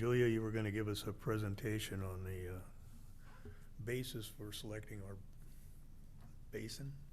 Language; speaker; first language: English; native; English